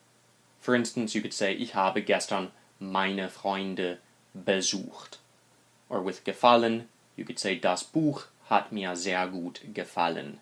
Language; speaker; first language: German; non-native, fluent; English